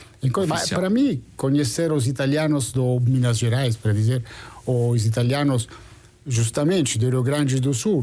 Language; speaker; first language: Portuguese; non-native, fluent; Italian